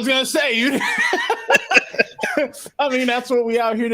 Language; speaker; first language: English; native; English